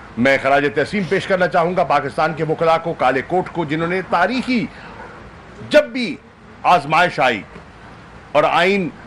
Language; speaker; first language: Urdu; non-native, local second language; Saraiki